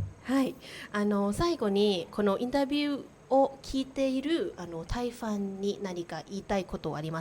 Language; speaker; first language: Japanese; non-native, learner; Thai